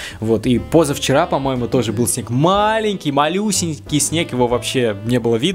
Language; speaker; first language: Russian; native; Russian